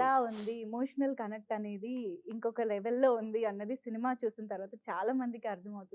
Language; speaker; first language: Telugu; native; Telugu